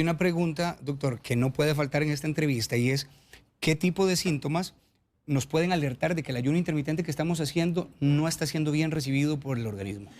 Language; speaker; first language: Spanish; native; Spanish